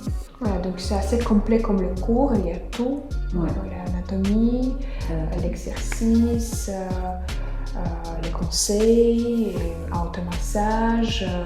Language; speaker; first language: French; non-native, fluent; Russian